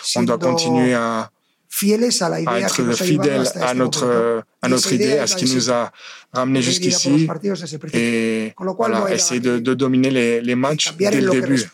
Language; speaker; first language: French; non-native, fluent; Spanish